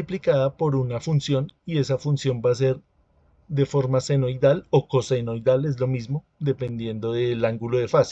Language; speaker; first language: Spanish; native; Spanish